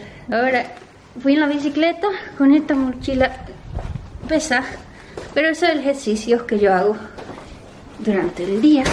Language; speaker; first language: Spanish; early bilingual, heritage; Spanish